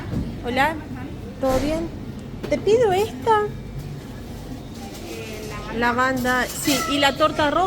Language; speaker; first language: Spanish; non-native, learner; Russian